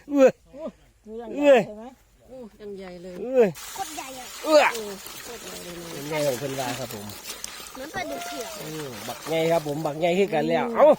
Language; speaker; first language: Thai; native; Thai